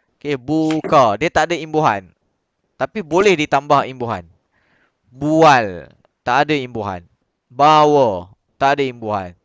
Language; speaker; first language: Malay; native; Malay